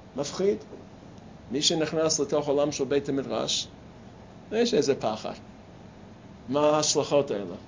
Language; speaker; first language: Hebrew; non-native, fluent; English